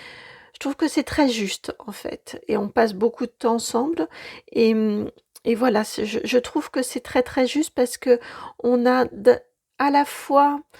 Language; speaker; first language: French; native; French